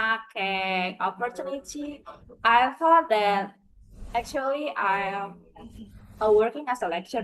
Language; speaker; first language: English; non-native, fluent; Indonesian